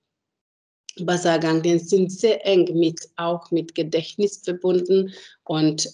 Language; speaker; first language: German; non-native, fluent; Hungarian